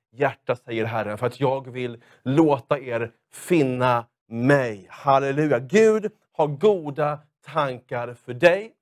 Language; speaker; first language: Swedish; native; Swedish